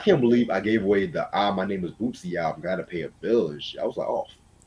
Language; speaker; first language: English; native; English